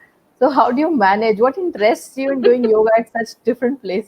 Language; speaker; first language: English; non-native, local second language; Hindi